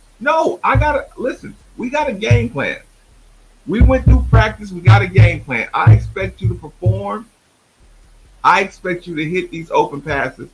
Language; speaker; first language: English; native; English